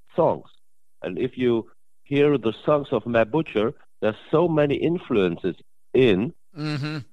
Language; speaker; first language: English; non-native, learner; German